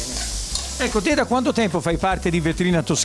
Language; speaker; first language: Italian; native; Italian